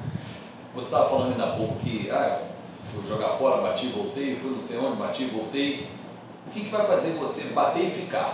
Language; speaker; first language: Portuguese; native; Portuguese